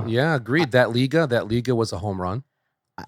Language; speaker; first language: English; native; English